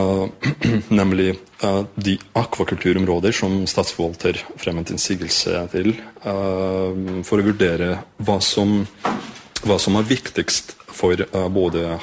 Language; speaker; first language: Norwegian; non-native, fluent; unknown